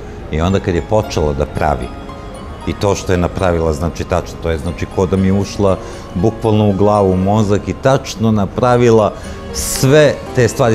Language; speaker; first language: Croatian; early bilingual, heritage; Croatian